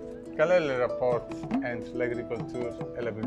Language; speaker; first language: French; non-native, fluent; Italian